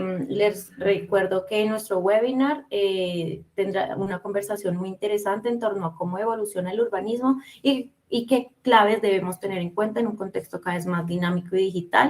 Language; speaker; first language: Spanish; native; Spanish